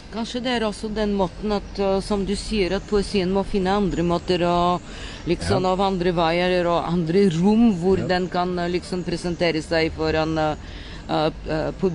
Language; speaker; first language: Norwegian; non-native, fluent; Bulgarian